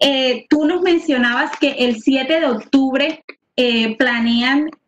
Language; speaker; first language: Spanish; native; Spanish